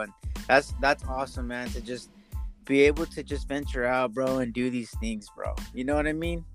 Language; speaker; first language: English; native; English